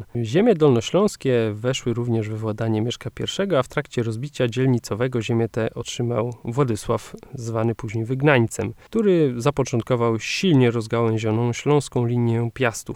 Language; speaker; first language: Polish; native; Polish